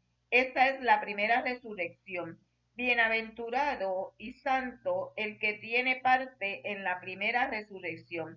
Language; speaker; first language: Spanish; native; Spanish